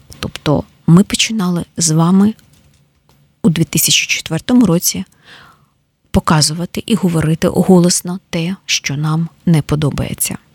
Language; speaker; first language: Ukrainian; native; Ukrainian